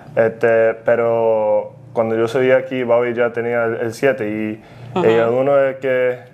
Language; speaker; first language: Spanish; early bilingual, heritage; Spanish